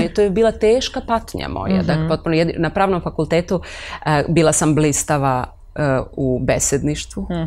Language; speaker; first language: Serbian; non-native, local second language; Romanian